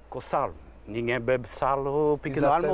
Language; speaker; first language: Portuguese; non-native, fluent; French